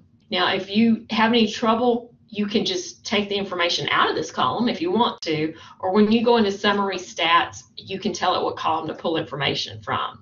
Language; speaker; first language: English; native; English